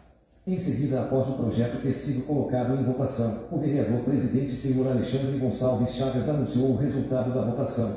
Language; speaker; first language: Portuguese; native; Portuguese